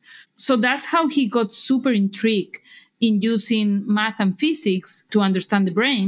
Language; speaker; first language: English; non-native, fluent; Spanish